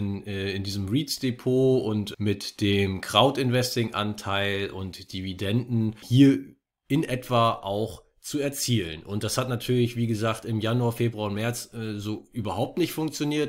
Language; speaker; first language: German; native; German